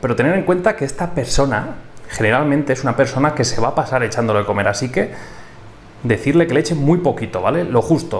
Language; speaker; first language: Spanish; native; Spanish